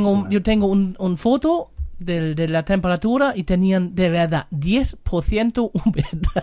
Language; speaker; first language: Spanish; non-native, learner; German